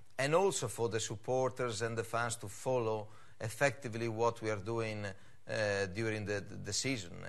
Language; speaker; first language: English; non-native, fluent; Italian